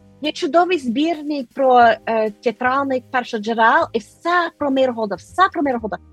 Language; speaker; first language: Ukrainian; non-native, fluent; English